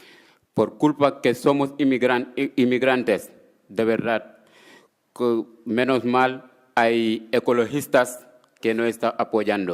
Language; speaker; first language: Spanish; non-native, fluent; Wolof